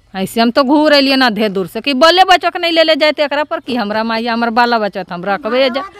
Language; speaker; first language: Hindi; native; Hindi